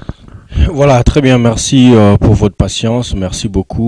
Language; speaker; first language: French; non-native, local second language; Lingala